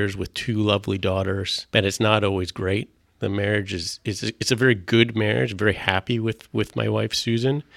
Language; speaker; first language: English; non-native, fluent; French